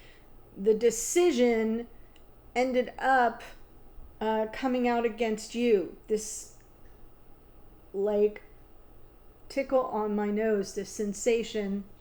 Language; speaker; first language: English; native; English